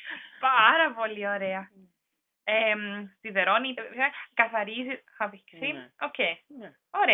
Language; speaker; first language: Greek; non-native, learner; German